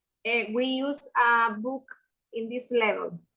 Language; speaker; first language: English; non-native, learner; Spanish